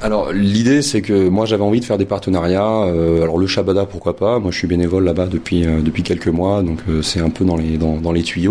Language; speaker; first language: French; native; French